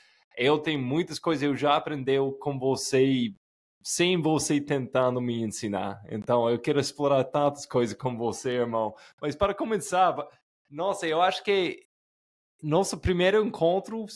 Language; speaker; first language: Portuguese; non-native, fluent; English